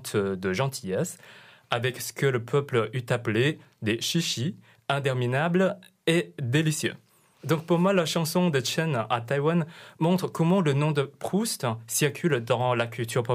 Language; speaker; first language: French; non-native, fluent; Chinese